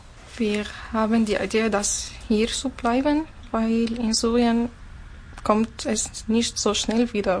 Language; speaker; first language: German; non-native, learner; Arabic